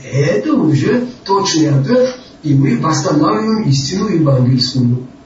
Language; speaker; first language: Russian; non-native, local second language; Georgian